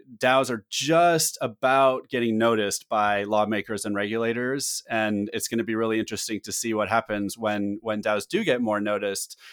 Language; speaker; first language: English; native; English